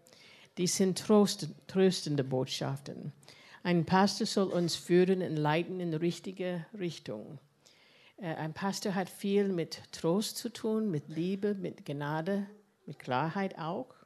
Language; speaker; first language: German; non-native, fluent; English